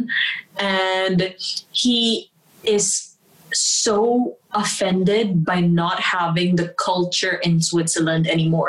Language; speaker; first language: English; non-native, local second language; Filipino